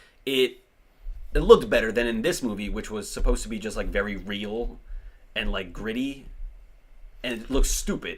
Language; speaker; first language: English; native; English